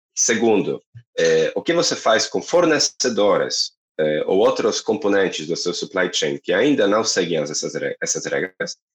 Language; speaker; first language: Portuguese; non-native, fluent; Polish